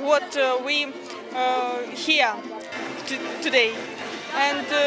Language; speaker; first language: English; non-native, learner; Russian